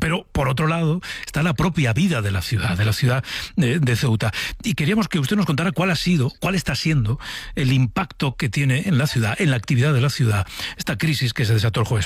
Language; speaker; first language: Spanish; native; Spanish